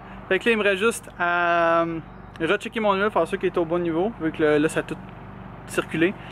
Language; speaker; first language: French; native; French